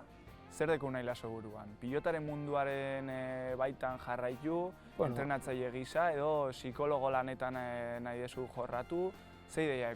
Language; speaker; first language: Basque; native; Basque